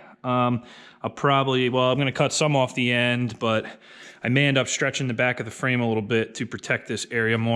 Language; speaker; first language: English; native; English